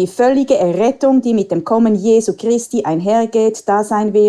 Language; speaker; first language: German; native; German